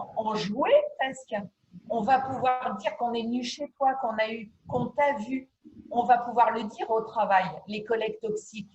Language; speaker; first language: French; native; French